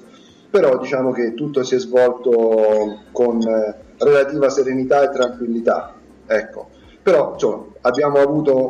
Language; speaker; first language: Italian; native; Italian